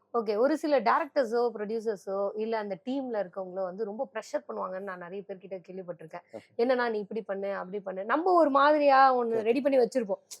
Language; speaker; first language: Tamil; native; Tamil